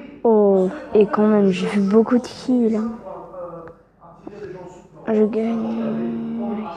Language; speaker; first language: French; native; French